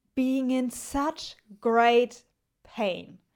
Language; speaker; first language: English; non-native, fluent; German